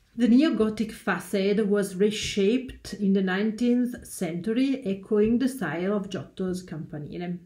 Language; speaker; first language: English; non-native, fluent; Italian